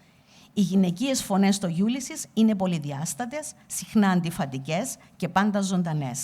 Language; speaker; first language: Greek; native; Greek